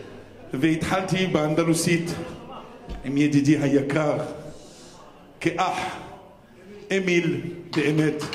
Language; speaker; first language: Hebrew; non-native, fluent; French